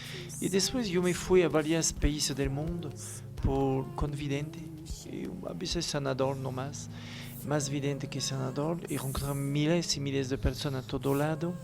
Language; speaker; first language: Spanish; non-native, learner; French